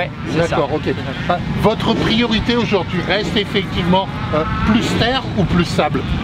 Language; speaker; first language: French; native; French